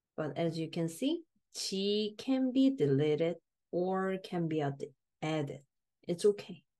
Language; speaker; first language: English; non-native, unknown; Korean